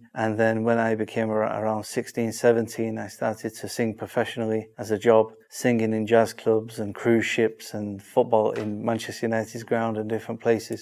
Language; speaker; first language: English; native; English